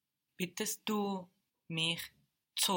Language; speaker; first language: German; non-native, learner; English